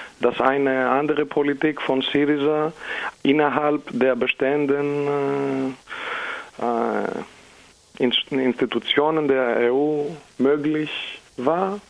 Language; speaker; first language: German; non-native, fluent; Greek